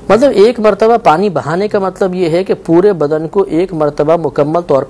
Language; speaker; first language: Urdu; native; Urdu